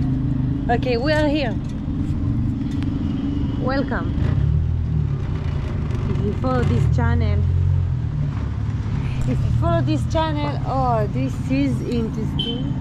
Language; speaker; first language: English; non-native, learner; Hebrew